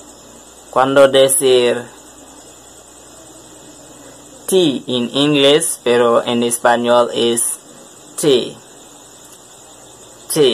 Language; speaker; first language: Spanish; non-native, learner; French